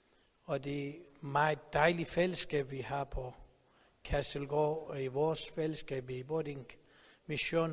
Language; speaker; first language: Danish; non-native, learner; Persian